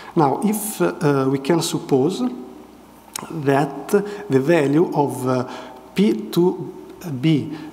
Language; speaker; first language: English; non-native, fluent; Italian